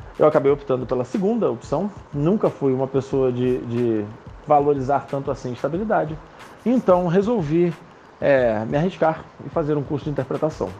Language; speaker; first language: Portuguese; non-native, local second language; Spanish